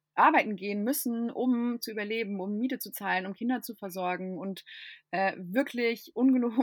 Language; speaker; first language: German; non-native, fluent; English